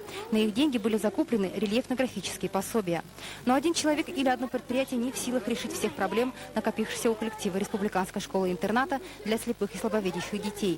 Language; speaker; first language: Russian; native; Russian